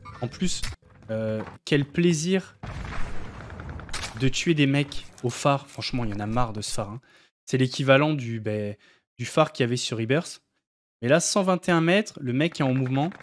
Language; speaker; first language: French; native; French